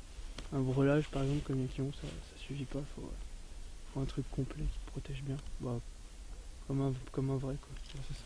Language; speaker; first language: French; native; French